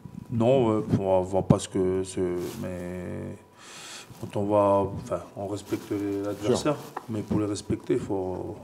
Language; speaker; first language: French; non-native, fluent; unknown